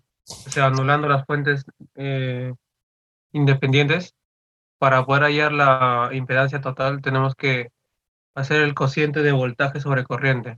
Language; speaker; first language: Spanish; native; Spanish